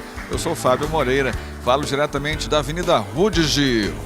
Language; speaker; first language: Portuguese; native; Portuguese